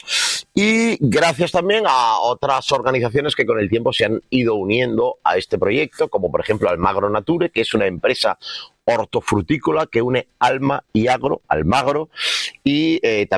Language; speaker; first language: Spanish; native; Spanish